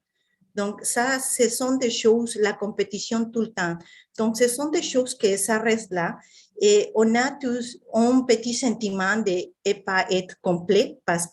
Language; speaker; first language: French; non-native, fluent; Spanish